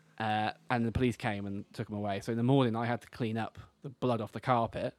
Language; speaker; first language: English; native; English